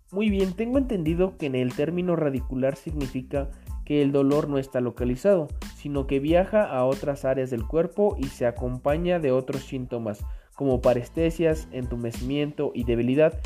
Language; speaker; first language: Spanish; native; Spanish